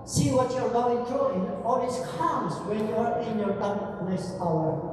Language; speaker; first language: English; non-native, local second language; Filipino